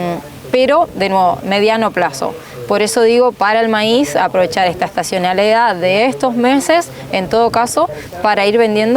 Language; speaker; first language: Spanish; native; Spanish